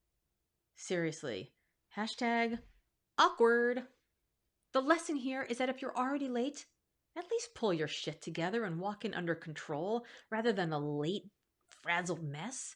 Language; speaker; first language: English; native; English